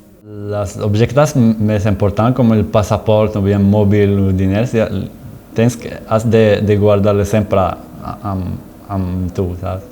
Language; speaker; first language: Spanish; non-native, learner; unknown